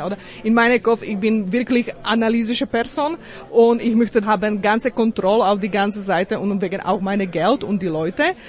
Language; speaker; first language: German; non-native, learner; Slovak